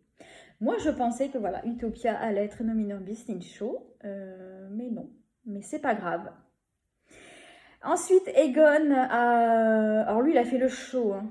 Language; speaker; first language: French; native; French